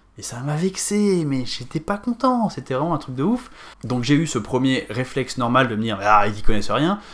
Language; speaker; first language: French; native; French